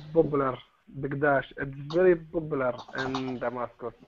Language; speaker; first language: English; non-native, learner; Arabic